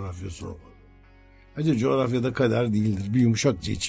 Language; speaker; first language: Turkish; native; Turkish